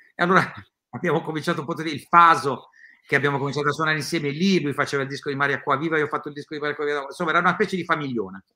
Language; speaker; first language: Italian; native; Italian